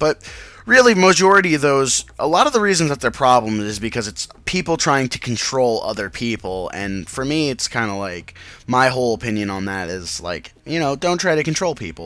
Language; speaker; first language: English; native; English